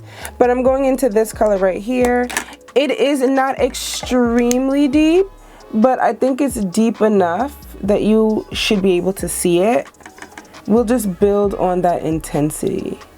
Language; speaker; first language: English; native; English